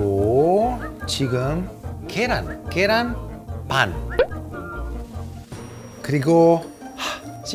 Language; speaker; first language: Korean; non-native, learner; Italian